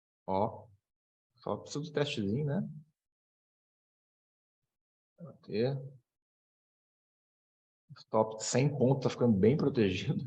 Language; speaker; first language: Portuguese; native; Portuguese